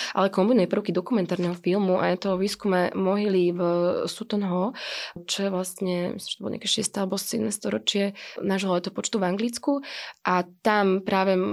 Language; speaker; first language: Slovak; native; Slovak